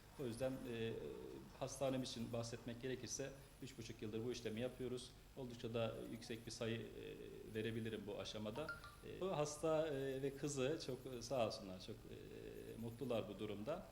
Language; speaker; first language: Turkish; native; Turkish